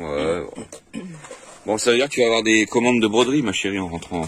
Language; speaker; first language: French; native; French